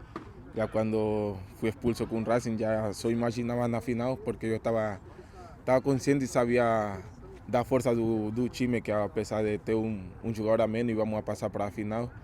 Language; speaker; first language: Portuguese; non-native, fluent; Spanish